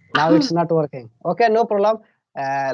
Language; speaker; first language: English; non-native, learner; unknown